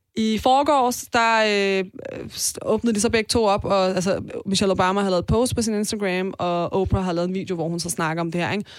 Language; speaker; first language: Danish; early bilingual, other home language; Persian